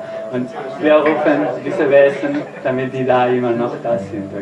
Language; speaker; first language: German; non-native, learner; Spanish